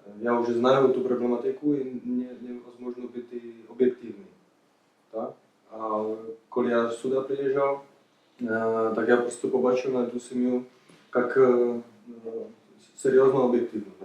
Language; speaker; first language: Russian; non-native, learner; Czech